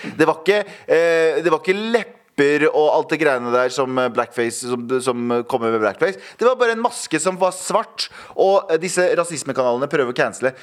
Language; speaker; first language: Norwegian; early bilingual, other home language; Kurdish